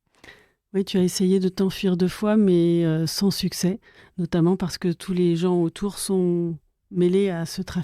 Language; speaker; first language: French; native; French